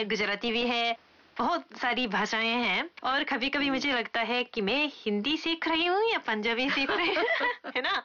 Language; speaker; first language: Hindi; non-native, fluent; Japanese